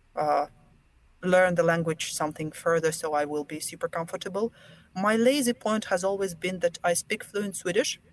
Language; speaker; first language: English; non-native, fluent; Russian